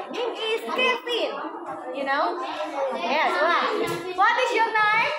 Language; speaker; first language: English; non-native, fluent; Indonesian